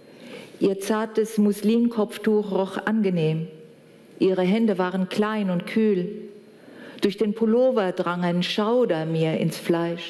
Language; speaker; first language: German; native; German